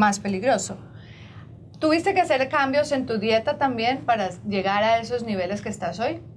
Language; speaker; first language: Spanish; native; Spanish